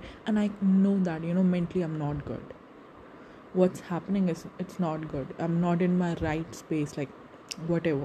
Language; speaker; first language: English; non-native, local second language; Hindi